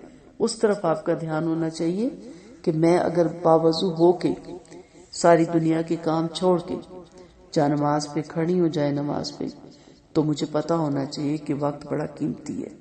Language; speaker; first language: Urdu; native; Urdu